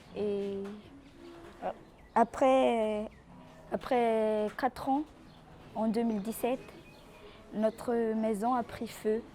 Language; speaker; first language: French; non-native, local second language; Malagasy